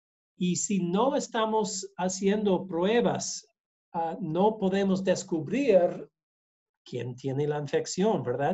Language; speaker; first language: Spanish; non-native, learner; English